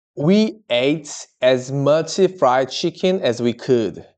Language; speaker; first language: English; non-native, learner; Korean